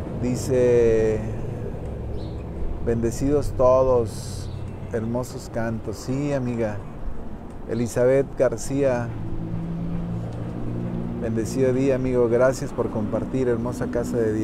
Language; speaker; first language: Spanish; native; Spanish